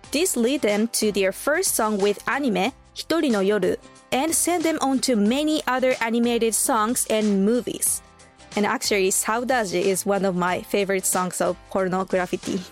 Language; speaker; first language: English; non-native, fluent; Japanese